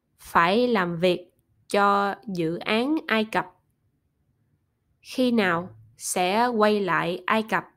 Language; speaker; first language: Vietnamese; non-native, learner; German